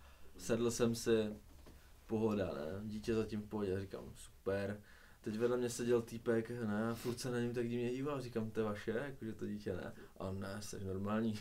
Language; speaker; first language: Czech; native; Czech